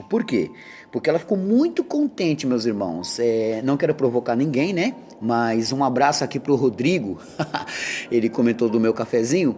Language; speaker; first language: Portuguese; native; Portuguese